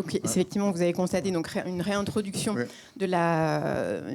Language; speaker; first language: French; native; French